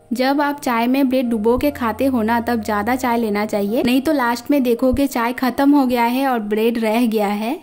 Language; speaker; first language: Hindi; non-native, local second language; Bangla